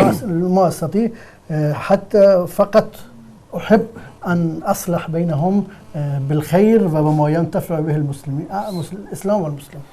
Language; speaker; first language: Arabic; non-native, fluent; Persian